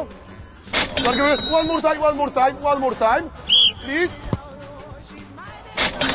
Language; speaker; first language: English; non-native, learner; Polish